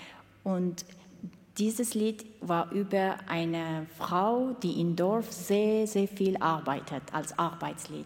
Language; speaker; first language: German; non-native, learner; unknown